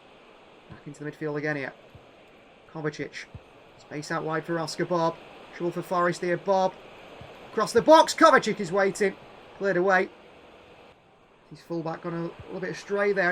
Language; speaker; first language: English; native; English